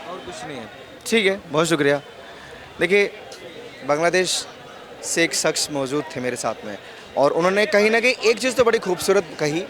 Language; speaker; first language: Hindi; native; Hindi